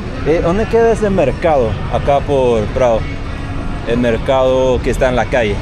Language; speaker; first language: Spanish; non-native, fluent; English